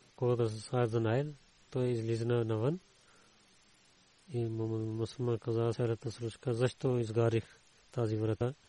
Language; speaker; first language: Bulgarian; non-native, learner; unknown